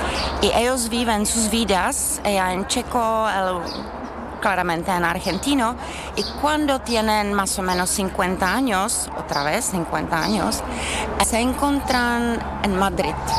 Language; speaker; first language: Spanish; non-native, fluent; Czech